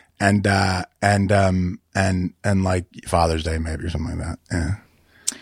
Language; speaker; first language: English; native; English